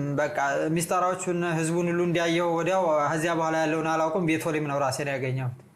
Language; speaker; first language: Amharic; native; Amharic